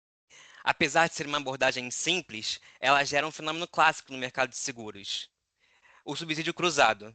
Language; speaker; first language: Portuguese; native; Portuguese